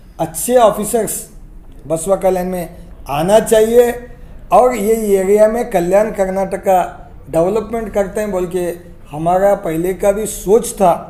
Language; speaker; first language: Hindi; non-native, local second language; Kannada